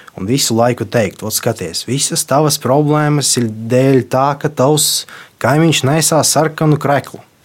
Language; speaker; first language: Latvian; non-native, local second language; Russian